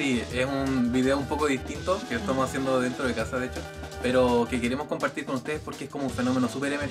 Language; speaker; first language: Spanish; native; Spanish